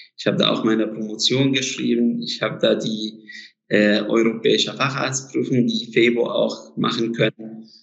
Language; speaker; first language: German; non-native, fluent; Arabic